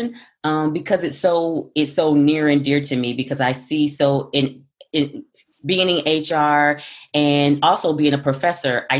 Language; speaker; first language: English; native; English